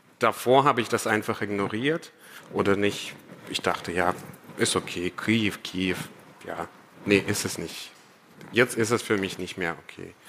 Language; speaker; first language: German; non-native, fluent; Ukrainian